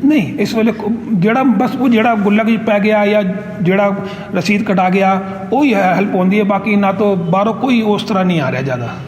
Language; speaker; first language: Punjabi; non-native, local second language; Hindi